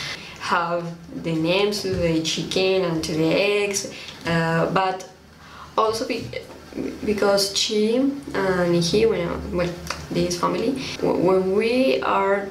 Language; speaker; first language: English; non-native, learner; Spanish